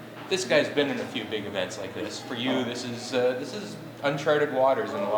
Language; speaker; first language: English; native; English